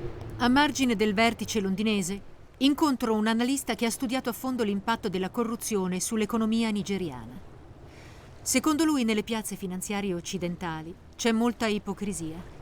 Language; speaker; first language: Italian; native; Italian